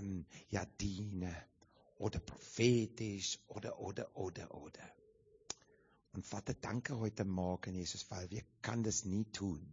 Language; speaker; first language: German; non-native, learner; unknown